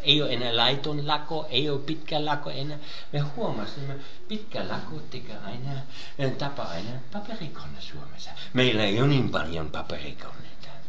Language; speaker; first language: Finnish; non-native, learner; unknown